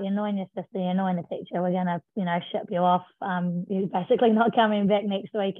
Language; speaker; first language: English; native; English